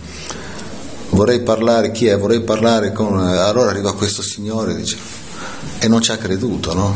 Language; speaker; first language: Italian; native; Italian